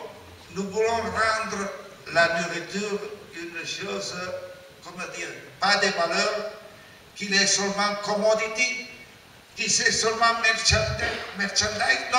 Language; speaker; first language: French; non-native, learner; Italian